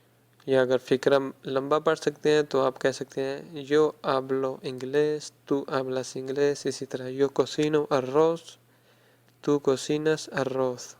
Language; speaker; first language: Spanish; non-native, fluent; Urdu